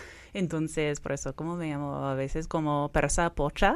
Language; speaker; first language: Spanish; non-native, fluent; English